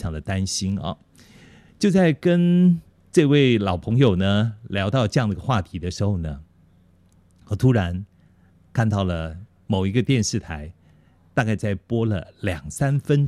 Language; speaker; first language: Chinese; native; Chinese